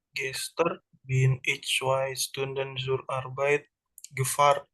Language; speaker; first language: German; non-native, learner; Indonesian